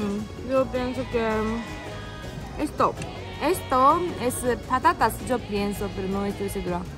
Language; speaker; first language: Spanish; non-native, learner; Japanese